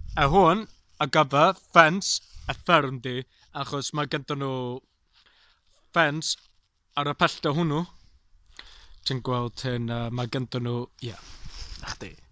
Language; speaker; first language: Welsh; non-native, local second language; English